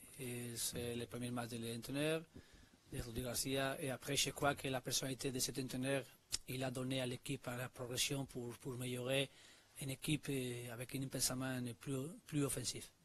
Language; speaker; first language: French; non-native, learner; Spanish